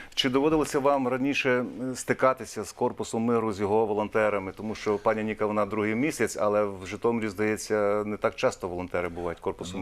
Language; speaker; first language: Ukrainian; native; Ukrainian